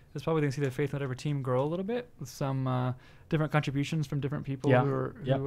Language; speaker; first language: English; native; English